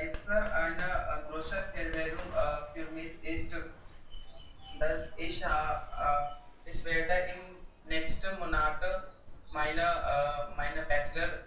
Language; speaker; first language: German; non-native, learner; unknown